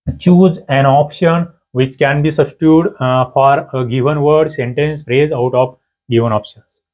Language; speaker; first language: English; non-native, local second language; Marathi